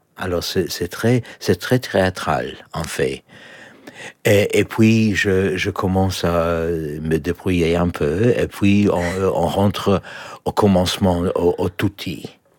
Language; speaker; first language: French; non-native, fluent; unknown